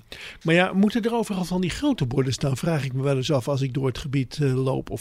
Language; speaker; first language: Dutch; native; Dutch